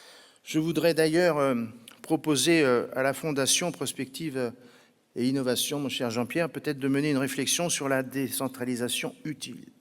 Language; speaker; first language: French; native; French